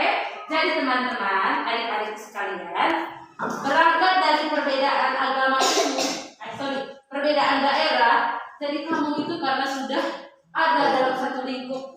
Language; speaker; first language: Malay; non-native, local second language; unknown